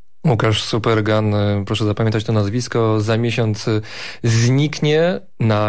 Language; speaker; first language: Polish; native; Polish